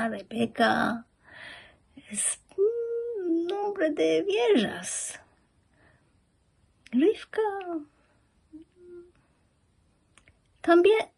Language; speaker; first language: Spanish; early bilingual, heritage; Ladino